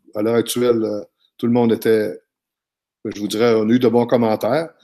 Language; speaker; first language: French; native; French